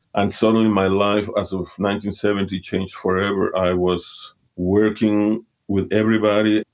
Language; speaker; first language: English; early bilingual, other home language; Spanish